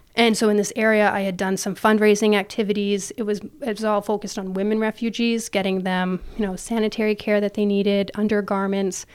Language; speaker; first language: English; native; English